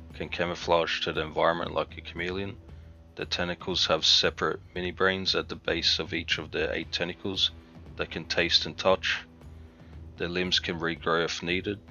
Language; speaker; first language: English; native; English